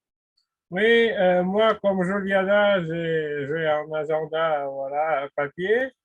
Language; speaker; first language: French; non-native, fluent; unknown